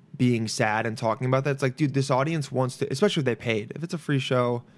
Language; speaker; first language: English; native; English